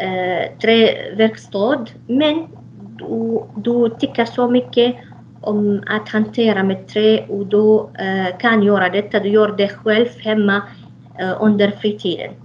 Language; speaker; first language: Swedish; non-native, fluent; Arabic